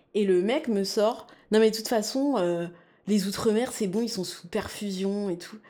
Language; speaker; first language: French; native; French